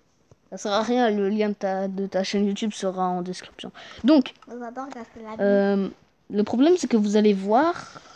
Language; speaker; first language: French; native; French